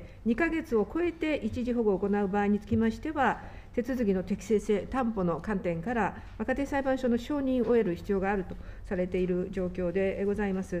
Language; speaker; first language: Japanese; native; Japanese